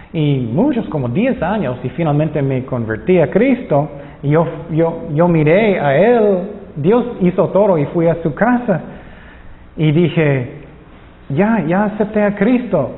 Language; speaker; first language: Spanish; non-native, fluent; English